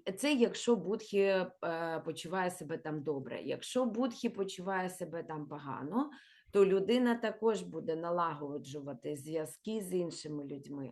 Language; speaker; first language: Ukrainian; non-native, local second language; Russian